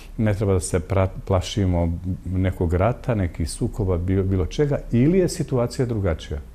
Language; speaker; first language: Serbian; native; Serbian